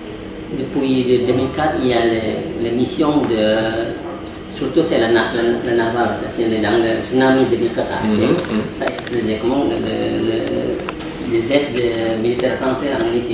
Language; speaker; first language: French; non-native, learner; Indonesian